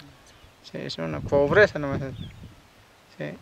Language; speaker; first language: Spanish; non-native, local second language; Quechua